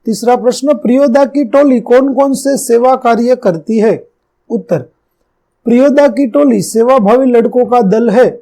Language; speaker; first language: Hindi; non-native, local second language; Gujarati